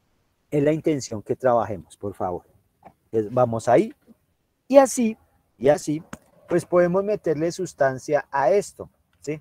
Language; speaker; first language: Spanish; native; Spanish